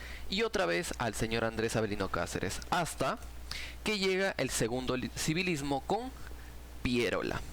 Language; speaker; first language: Spanish; native; Spanish